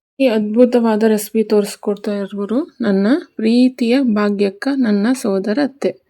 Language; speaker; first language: Kannada; non-native, local second language; Konkani